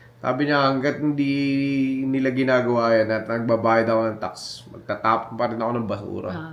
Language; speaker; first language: Filipino; native; Filipino